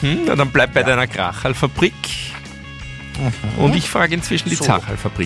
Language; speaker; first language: German; native; German